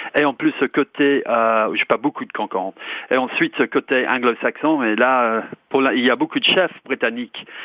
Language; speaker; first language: French; non-native, fluent; English